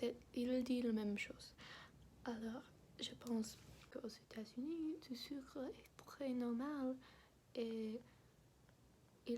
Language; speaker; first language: French; non-native, learner; English